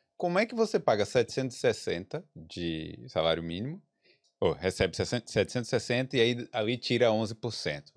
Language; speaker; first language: Portuguese; native; Portuguese